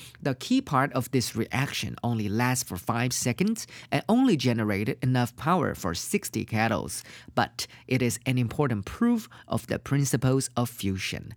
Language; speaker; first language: English; non-native, fluent; Chinese